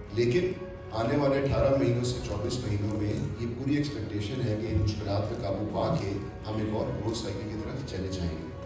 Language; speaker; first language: Urdu; native; Urdu